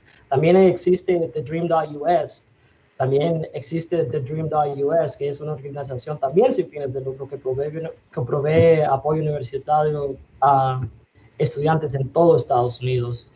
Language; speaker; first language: Spanish; early bilingual, other home language; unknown